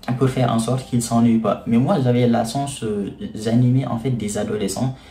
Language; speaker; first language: French; non-native, local second language; Wolof